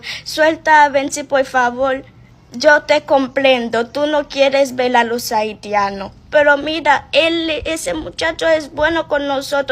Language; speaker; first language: Spanish; non-native, fluent; Haitian Creole